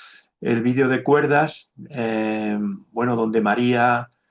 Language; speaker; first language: Spanish; native; Spanish